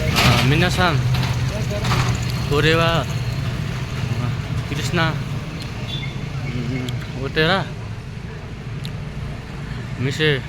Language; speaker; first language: Japanese; non-native, learner; Nepali